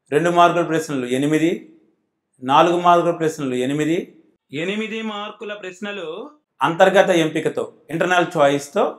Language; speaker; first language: Telugu; native; Telugu